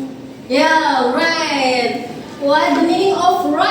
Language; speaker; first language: English; non-native, learner; Indonesian